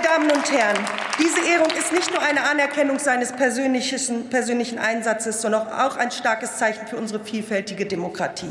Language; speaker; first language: German; early bilingual, other home language; Turkish